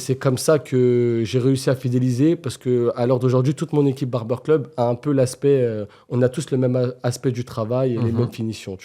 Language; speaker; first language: French; native; French